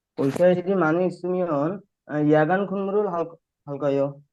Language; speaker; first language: Korean; non-native, learner; Bangla